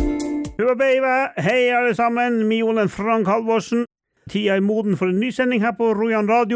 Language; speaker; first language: Norwegian; native; Norwegian